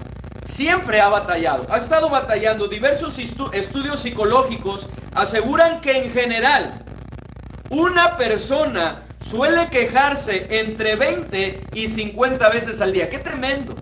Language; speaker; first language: Spanish; native; Spanish